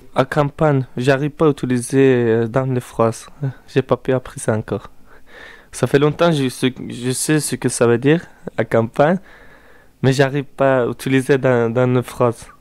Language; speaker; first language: French; non-native, learner; Turkish